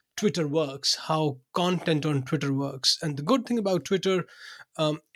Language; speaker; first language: English; non-native, local second language; Urdu